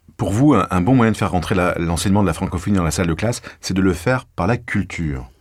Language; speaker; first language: French; native; French